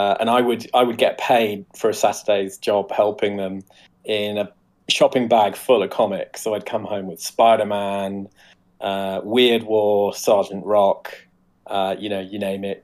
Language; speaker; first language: English; native; English